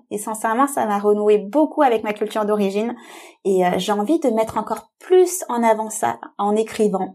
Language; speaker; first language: French; native; French